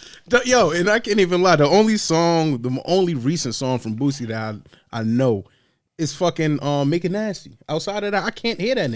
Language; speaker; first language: English; native; English